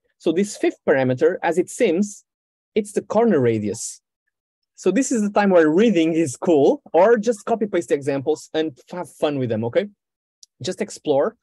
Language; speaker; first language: English; non-native, fluent; Portuguese